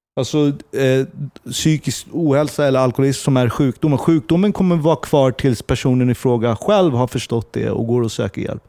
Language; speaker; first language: Swedish; early bilingual, other home language; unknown